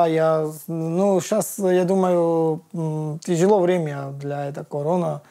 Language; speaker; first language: Russian; non-native, learner; Georgian